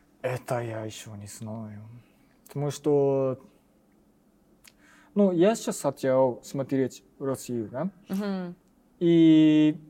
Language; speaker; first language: Russian; non-native, learner; Japanese